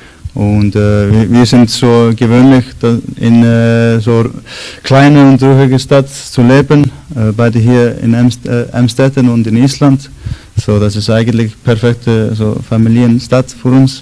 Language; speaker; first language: German; non-native, learner; Icelandic